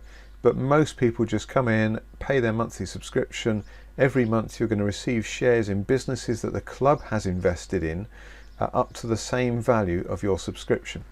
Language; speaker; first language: English; native; English